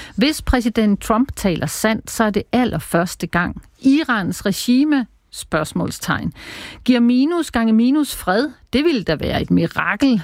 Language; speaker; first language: Danish; native; Danish